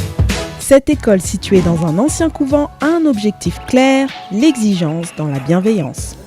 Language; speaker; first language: French; native; French